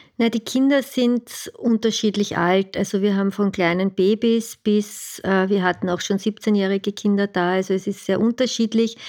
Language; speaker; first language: German; native; German